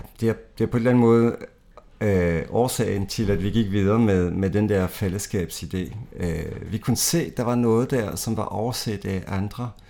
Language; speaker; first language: Danish; non-native, fluent; French